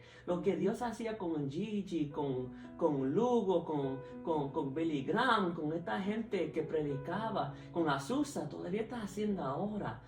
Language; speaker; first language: Spanish; early bilingual, heritage; Spanish